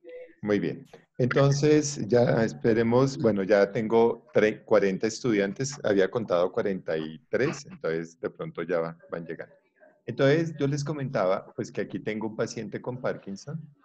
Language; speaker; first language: Spanish; native; Spanish